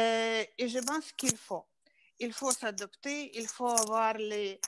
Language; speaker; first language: French; non-native, fluent; Ukrainian